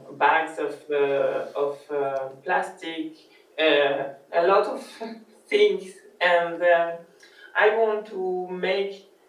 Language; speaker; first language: English; non-native, learner; French